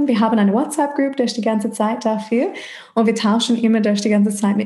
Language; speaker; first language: German; non-native, fluent; English